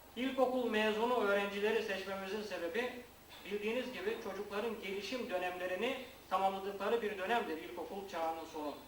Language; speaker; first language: Turkish; native; Turkish